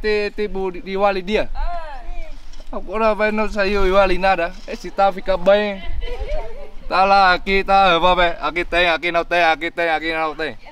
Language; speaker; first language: Portuguese; non-native, learner; Vietnamese